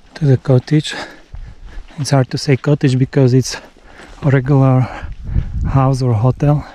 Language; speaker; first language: English; non-native, fluent; Slovak